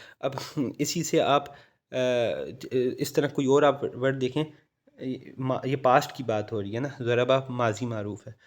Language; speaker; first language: Urdu; native; Urdu